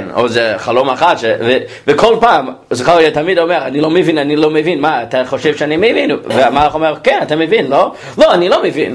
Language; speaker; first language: Hebrew; non-native, fluent; English